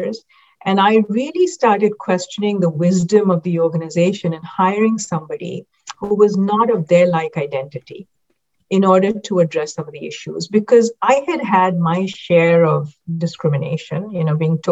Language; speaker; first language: English; non-native, local second language; Hindi